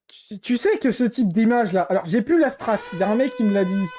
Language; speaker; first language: French; native; French